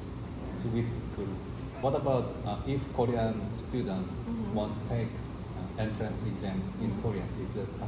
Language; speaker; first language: English; non-native, learner; Korean